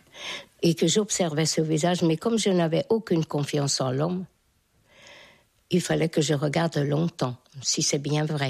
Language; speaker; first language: French; non-native, fluent; Hungarian